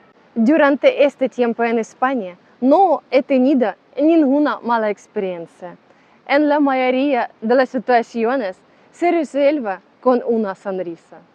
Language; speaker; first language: Spanish; non-native, learner; Russian